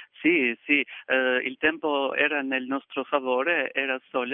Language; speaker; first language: Italian; non-native, learner; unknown